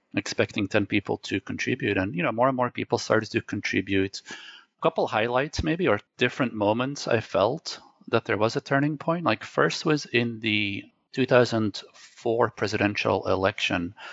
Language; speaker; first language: English; non-native, fluent; Dutch